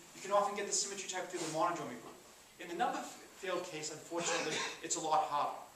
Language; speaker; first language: English; native; English